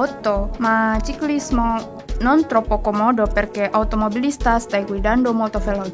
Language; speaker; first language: Italian; non-native, learner; Indonesian